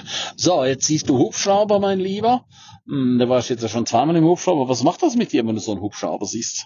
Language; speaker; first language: German; native; German